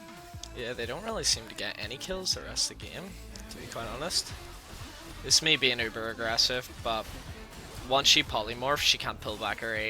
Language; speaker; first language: English; native; English